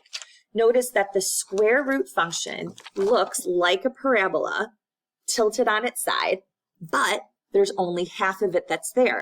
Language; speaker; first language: English; native; English